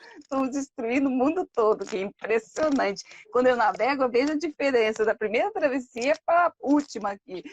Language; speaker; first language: Portuguese; native; Portuguese